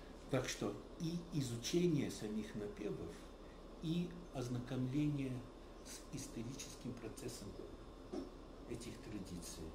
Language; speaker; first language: Russian; early bilingual, heritage; Russian